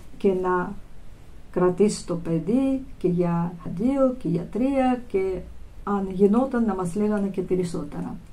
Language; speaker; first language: Greek; non-native, fluent; Russian